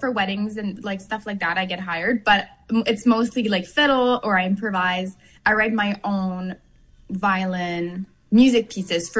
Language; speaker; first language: English; non-native, fluent; French